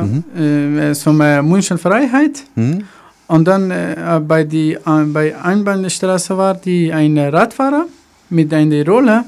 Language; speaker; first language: German; non-native, learner; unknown